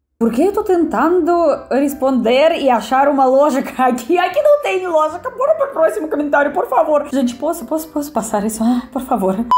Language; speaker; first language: Portuguese; non-native, fluent; Russian